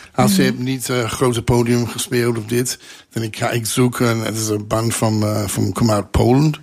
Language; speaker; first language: Dutch; non-native, learner; English